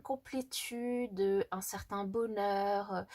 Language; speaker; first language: French; native; French